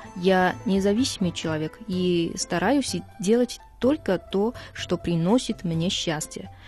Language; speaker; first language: Russian; non-native, fluent; Chinese